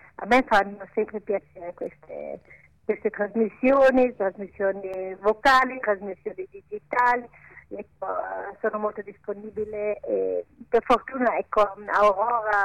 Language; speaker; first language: Italian; non-native, local second language; Ladin